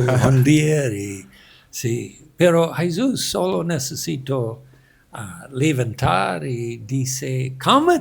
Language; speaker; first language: Spanish; non-native, learner; English